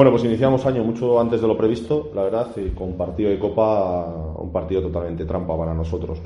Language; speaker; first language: Spanish; native; Spanish